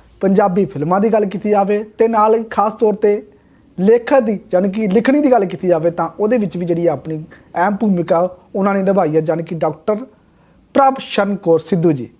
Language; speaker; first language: Punjabi; native; Punjabi